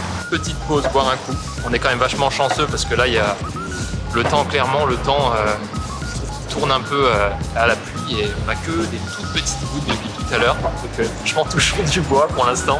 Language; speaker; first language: French; native; French